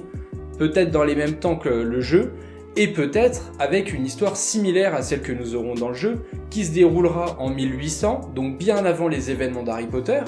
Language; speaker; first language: French; native; French